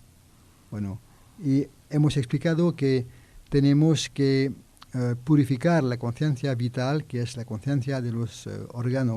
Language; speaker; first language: Spanish; non-native, learner; French